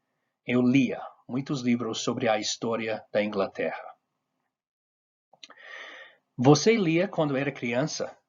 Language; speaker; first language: Portuguese; non-native, fluent; English